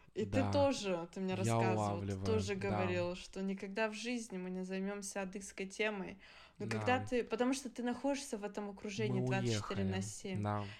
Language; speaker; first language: Russian; early bilingual, other home language; Adyghe